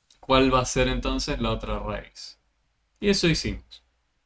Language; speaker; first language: Spanish; native; Spanish